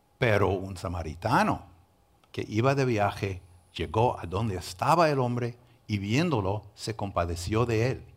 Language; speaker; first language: Spanish; non-native, fluent; English